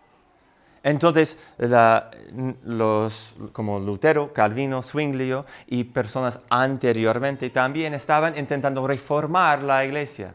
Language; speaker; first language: Spanish; non-native, fluent; English